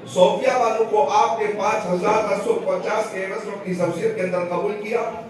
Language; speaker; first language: Urdu; non-native, local second language; Gujarati